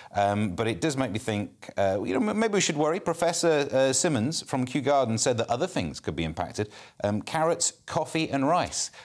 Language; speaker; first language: English; native; English